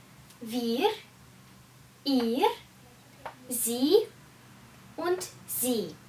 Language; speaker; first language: German; non-native, fluent; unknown